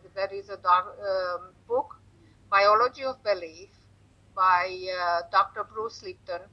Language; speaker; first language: English; non-native, fluent; Romanian